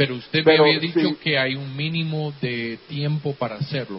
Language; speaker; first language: Spanish; native; Spanish